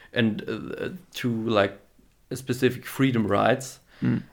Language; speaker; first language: English; non-native, fluent; German